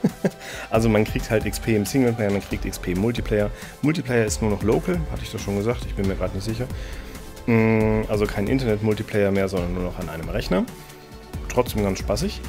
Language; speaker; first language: German; native; German